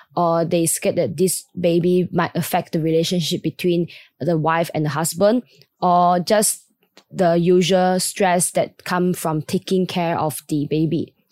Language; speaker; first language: English; non-native, local second language; Chinese